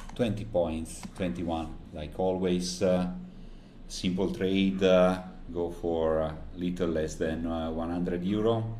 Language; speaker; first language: English; non-native, fluent; Italian